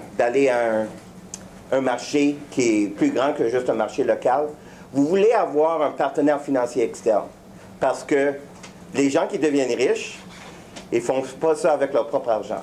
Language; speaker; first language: French; native; French